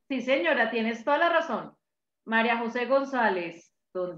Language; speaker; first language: Spanish; native; Spanish